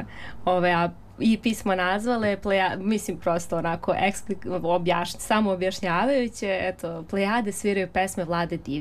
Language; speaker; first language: Serbian; native; Serbian